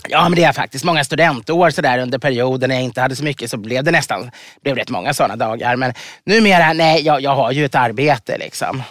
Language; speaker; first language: Swedish; native; Swedish